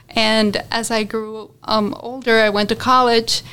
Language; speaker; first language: English; non-native, fluent; Spanish